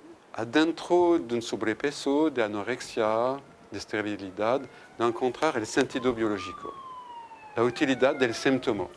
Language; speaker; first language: Spanish; non-native, fluent; French